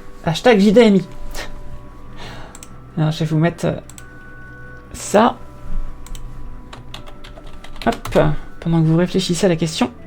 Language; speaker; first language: French; native; French